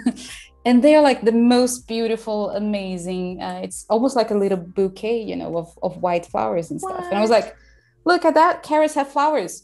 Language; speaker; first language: English; non-native, fluent; Portuguese